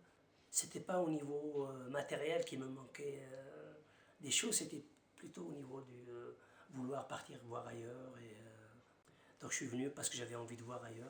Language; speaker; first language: French; non-native, local second language; Arabic